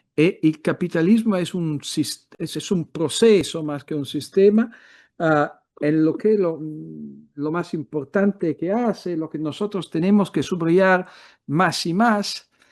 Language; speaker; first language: Spanish; non-native, fluent; Italian